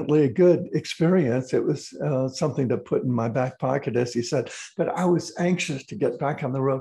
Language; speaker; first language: English; native; English